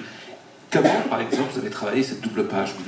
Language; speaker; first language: French; native; French